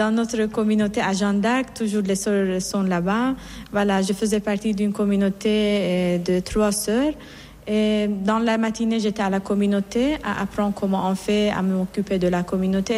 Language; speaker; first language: French; non-native, fluent; Assyrian Neo-Aramaic